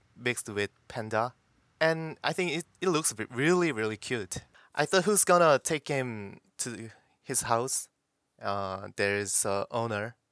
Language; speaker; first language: English; non-native, learner; Korean